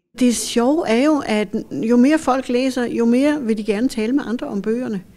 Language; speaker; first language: Danish; native; Danish